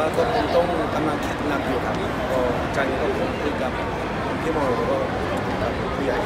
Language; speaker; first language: Thai; non-native, fluent; Korean